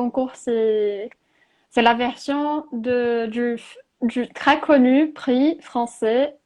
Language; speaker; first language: French; non-native, fluent; Portuguese